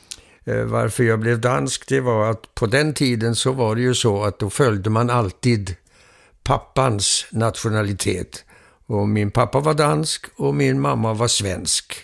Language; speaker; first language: Swedish; early bilingual, heritage; Swedish